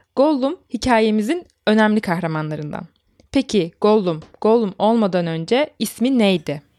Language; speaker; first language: Turkish; native; Turkish